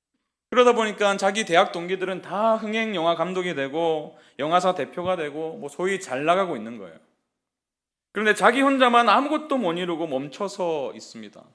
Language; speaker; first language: Korean; native; Korean